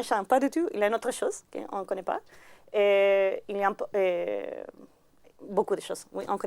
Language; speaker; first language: French; non-native, learner; Spanish